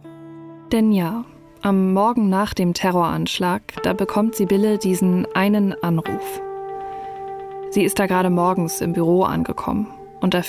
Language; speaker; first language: German; native; German